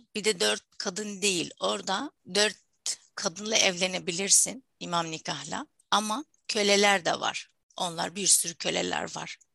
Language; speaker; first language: Turkish; non-native, fluent; Arabic